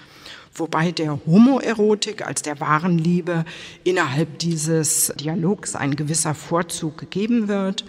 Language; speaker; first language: German; native; German